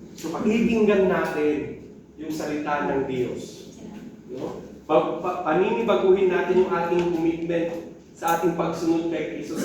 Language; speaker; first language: Filipino; non-native, local second language; Iloko